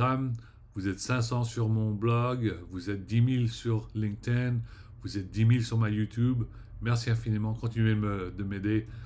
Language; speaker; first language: French; early bilingual, heritage; French